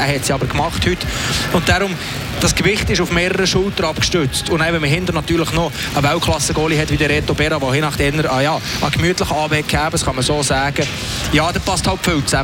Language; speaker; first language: German; native; German